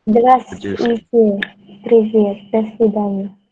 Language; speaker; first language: Russian; non-native, learner; Indonesian